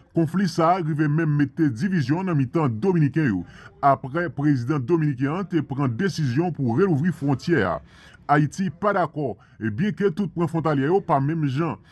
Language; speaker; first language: Haitian Creole; non-native, fluent; Spanish